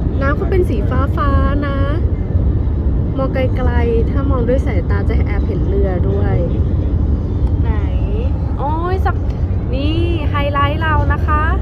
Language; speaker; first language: Thai; native; Thai